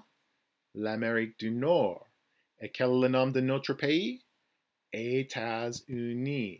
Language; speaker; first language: French; non-native, fluent; English